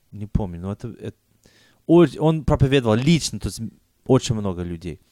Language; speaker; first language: Russian; non-native, fluent; English